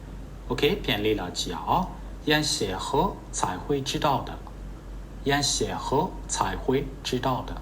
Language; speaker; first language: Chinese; non-native, fluent; Burmese